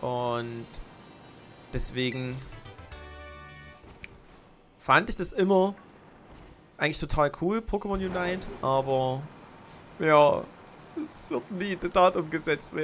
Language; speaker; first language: German; native; German